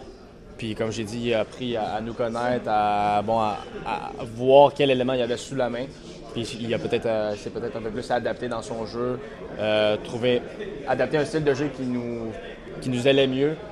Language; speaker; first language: French; native; French